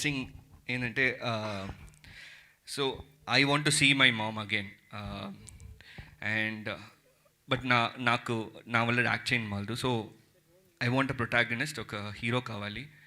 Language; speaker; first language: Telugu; early bilingual, heritage; Telugu